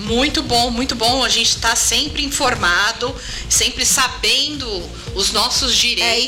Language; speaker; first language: Portuguese; native; Portuguese